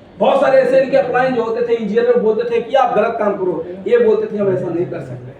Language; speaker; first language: Hindi; native; Hindi